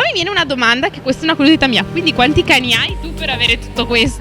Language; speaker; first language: Italian; native; Italian